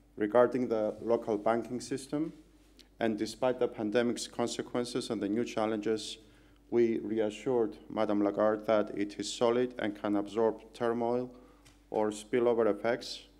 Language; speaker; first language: English; non-native, fluent; Greek